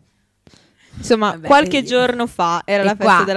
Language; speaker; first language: Italian; native; Italian